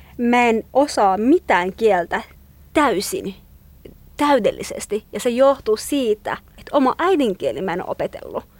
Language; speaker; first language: Finnish; non-native, fluent; Kurdish